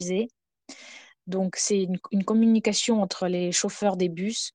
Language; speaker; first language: French; non-native, fluent; Ukrainian